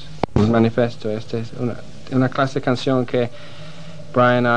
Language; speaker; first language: Spanish; non-native, fluent; English